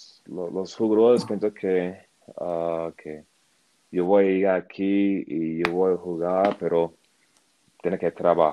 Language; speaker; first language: Spanish; non-native, learner; English